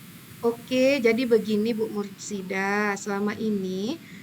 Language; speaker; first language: Indonesian; native; Indonesian